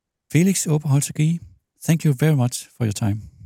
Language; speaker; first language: English; non-native, fluent; Danish